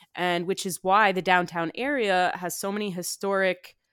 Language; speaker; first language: English; native; English